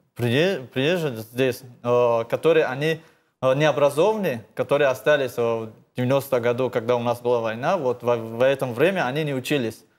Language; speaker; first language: Russian; non-native, learner; Tajik